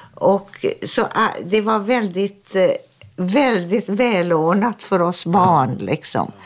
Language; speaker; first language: Swedish; early bilingual, other home language; German